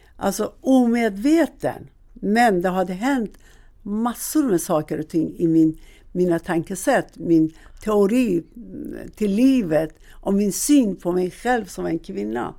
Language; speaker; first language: Swedish; non-native, fluent; Persian